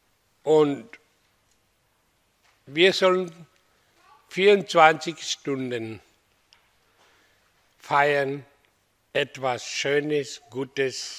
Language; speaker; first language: German; non-native, fluent; Hindi